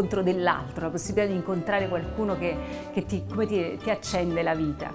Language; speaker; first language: Italian; native; Italian